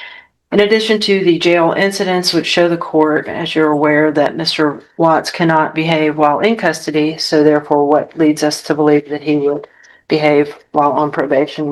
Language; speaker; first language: English; native; English